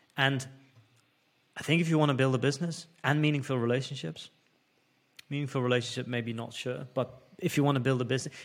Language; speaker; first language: English; non-native, fluent; Dutch